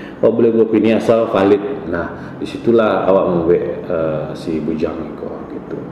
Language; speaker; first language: Indonesian; non-native, local second language; Minangkabau